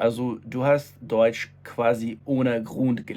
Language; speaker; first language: German; non-native, fluent; English